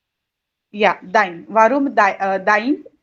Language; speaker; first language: German; non-native, fluent; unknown